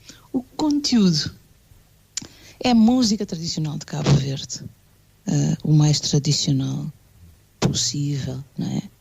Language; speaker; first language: Portuguese; non-native, local second language; Kabuverdianu